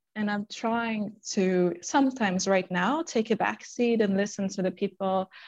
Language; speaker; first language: English; non-native, fluent; German